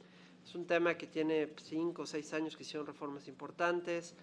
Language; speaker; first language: Spanish; native; Spanish